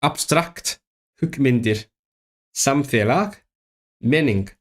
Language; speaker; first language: Icelandic; non-native, learner; Chinese